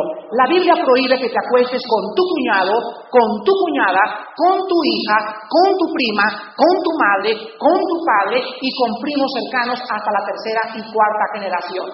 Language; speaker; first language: Spanish; native; Spanish